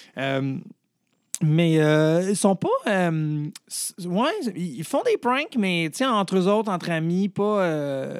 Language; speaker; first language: French; native; French